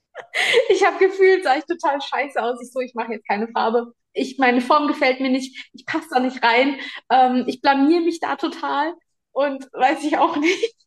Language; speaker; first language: German; native; German